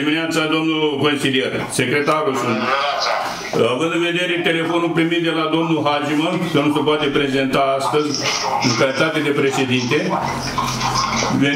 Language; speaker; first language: Romanian; native; Romanian